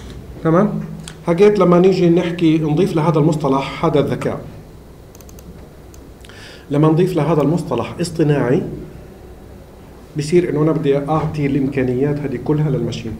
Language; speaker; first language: Arabic; native; Arabic